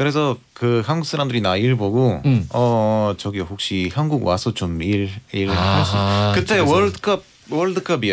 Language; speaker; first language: Korean; non-native, fluent; Bulgarian